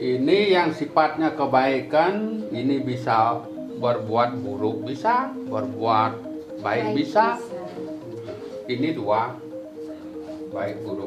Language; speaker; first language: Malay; non-native, local second language; Balinese